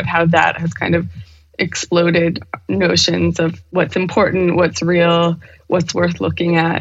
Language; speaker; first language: English; native; English